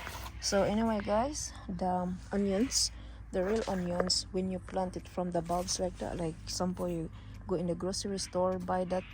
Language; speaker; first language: English; non-native, fluent; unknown